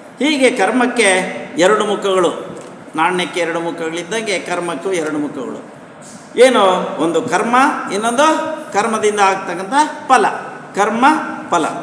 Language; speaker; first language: Kannada; non-native, local second language; Telugu